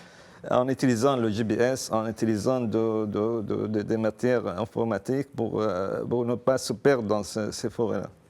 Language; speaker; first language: French; non-native, fluent; Arabic